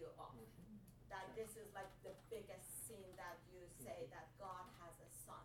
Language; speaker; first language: English; non-native, fluent; Persian